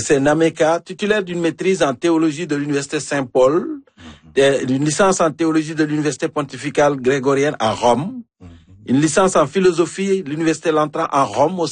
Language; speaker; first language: French; native; French